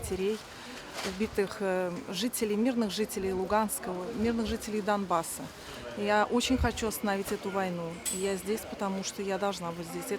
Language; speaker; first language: Russian; native; Russian